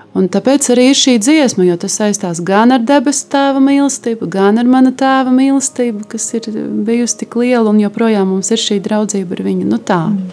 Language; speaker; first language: Latvian; native; Latvian